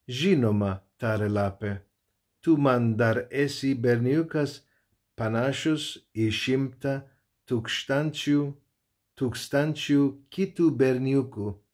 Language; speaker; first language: Lithuanian; non-native, learner; Turkish